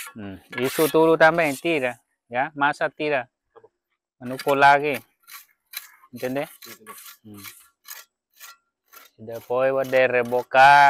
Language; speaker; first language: Portuguese; non-native, learner; Vietnamese